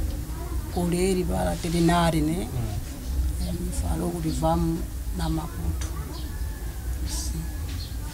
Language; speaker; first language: Portuguese; non-native, learner; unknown